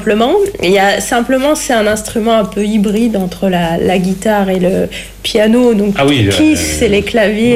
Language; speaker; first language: French; native; French